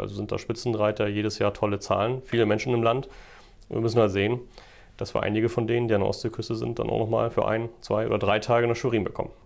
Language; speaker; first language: German; native; German